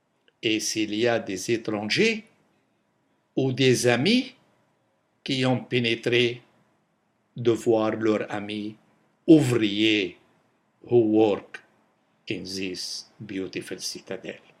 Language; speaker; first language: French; non-native, local second language; Arabic